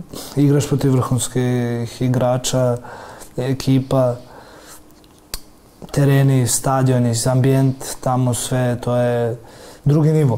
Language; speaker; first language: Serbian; early bilingual, heritage; Serbian